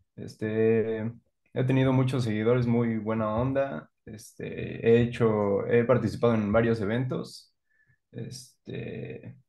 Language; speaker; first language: Spanish; native; Spanish